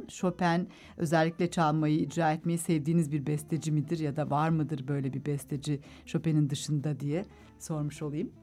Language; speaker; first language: Turkish; native; Turkish